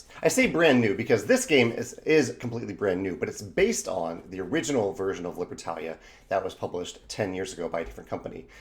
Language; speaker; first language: English; native; English